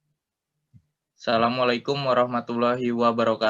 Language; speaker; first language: Indonesian; native; Indonesian